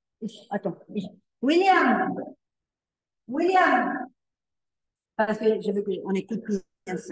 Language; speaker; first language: French; non-native, learner; Spanish